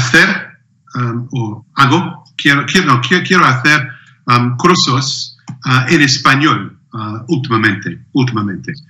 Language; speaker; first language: Spanish; non-native, learner; English